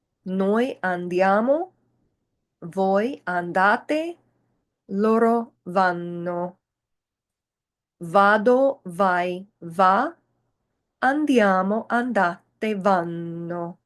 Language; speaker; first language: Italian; non-native, fluent; English